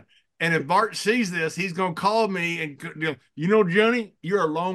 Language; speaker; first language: English; native; English